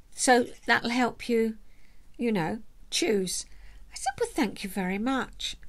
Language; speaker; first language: English; native; English